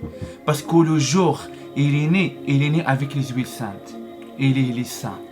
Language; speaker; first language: French; non-native, learner; Arabic